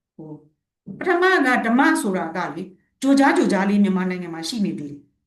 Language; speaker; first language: Burmese; non-native, local second language; Shwe Palaung